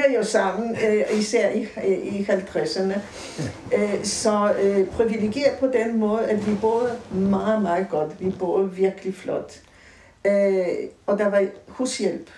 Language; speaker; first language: Danish; native; Danish